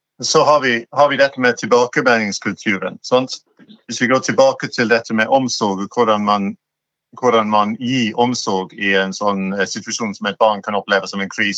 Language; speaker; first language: Norwegian; non-native, fluent; English